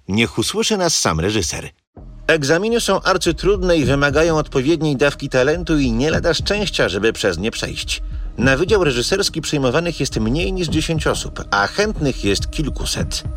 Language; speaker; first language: Polish; native; Polish